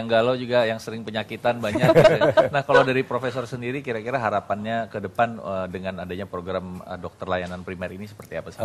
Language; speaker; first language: Indonesian; native; Indonesian